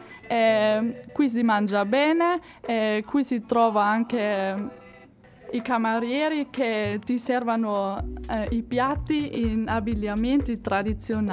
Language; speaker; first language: Italian; non-native, fluent; German